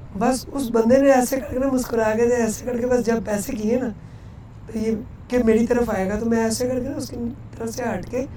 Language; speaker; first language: Urdu; non-native, local second language; Punjabi